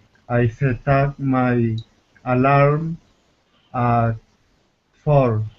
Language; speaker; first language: English; non-native, learner; Spanish